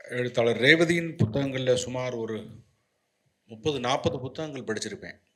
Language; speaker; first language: Tamil; non-native, local second language; Malayalam